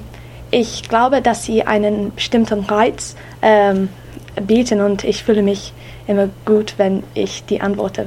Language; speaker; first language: German; non-native, learner; English